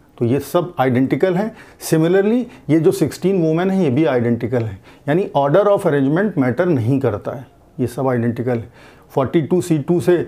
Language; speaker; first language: Hindi; native; Hindi